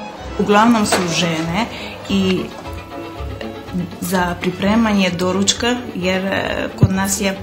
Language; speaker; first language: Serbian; non-native, local second language; Hungarian